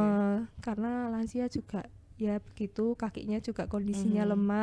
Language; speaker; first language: Indonesian; native; Indonesian